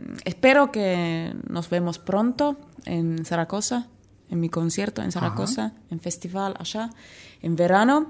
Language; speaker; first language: Spanish; non-native, learner; Finnish